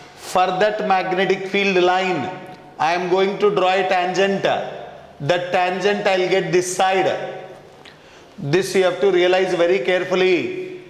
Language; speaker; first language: English; non-native, local second language; Kannada